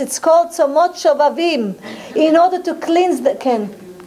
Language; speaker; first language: English; non-native, fluent; Hebrew